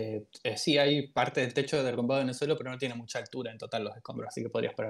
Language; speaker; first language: Spanish; native; Spanish